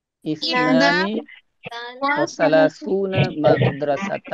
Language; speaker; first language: Arabic; non-native, learner; Bangla